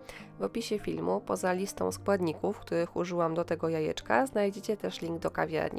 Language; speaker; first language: Polish; native; Polish